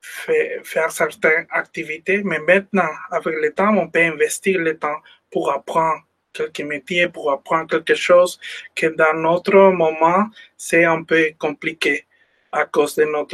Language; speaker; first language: French; non-native, fluent; Spanish